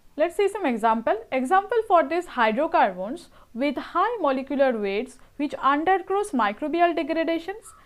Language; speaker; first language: English; non-native, local second language; Bangla